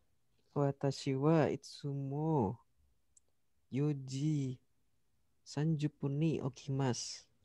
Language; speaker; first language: Japanese; non-native, learner; Indonesian